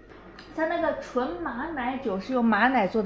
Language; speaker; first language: Chinese; native; Chinese